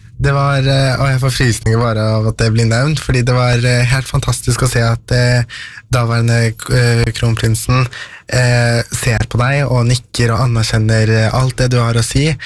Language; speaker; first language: Norwegian; early bilingual, other home language; Persian